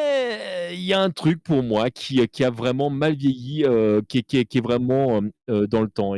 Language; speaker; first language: French; native; French